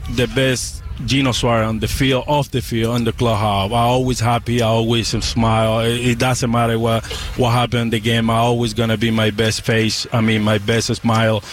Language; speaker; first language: English; non-native, learner; Spanish